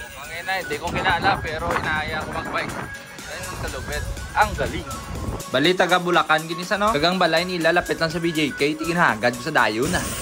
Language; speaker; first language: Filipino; non-native, local second language; Hiligaynon